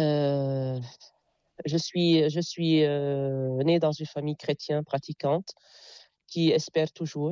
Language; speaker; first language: French; non-native, local second language; Arabic